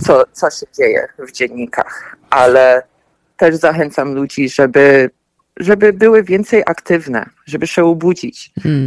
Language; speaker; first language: Polish; early bilingual, heritage; Polish